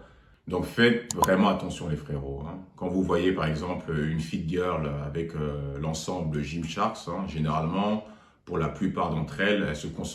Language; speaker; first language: French; native; French